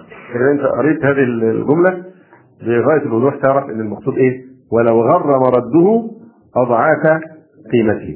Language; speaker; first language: Arabic; native; Arabic